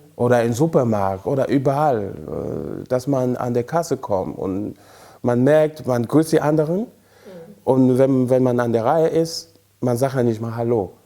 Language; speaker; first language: German; non-native, fluent; French